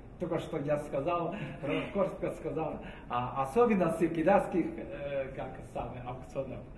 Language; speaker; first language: Russian; non-native, learner; Chinese